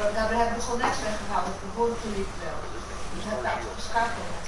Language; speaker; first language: Dutch; non-native, learner; Portuguese